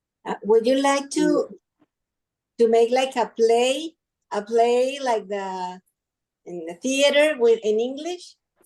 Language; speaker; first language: English; non-native, learner; Spanish